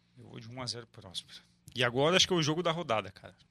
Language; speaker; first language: Portuguese; native; Portuguese